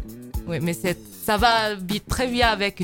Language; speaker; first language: French; non-native, fluent; Japanese